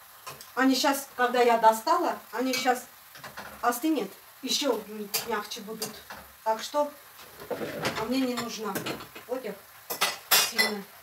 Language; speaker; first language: Russian; non-native, fluent; Armenian